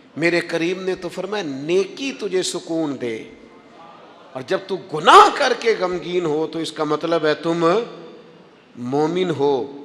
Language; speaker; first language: Urdu; non-native, local second language; Punjabi